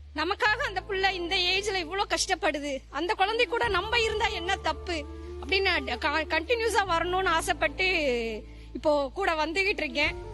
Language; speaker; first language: Tamil; native; Tamil